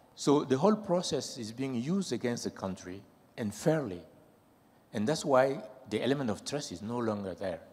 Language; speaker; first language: English; non-native, fluent; French